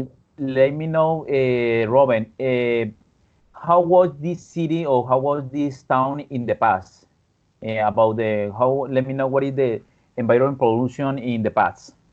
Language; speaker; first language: English; non-native, learner; Spanish